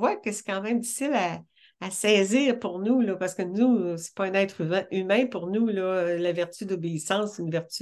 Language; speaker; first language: French; native; French